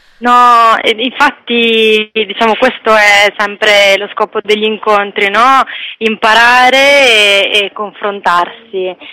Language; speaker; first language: Italian; native; Italian